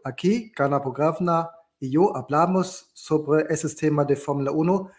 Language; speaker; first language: Spanish; non-native, learner; German